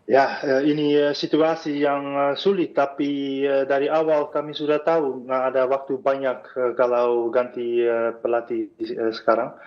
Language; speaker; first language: Indonesian; non-native, fluent; Dutch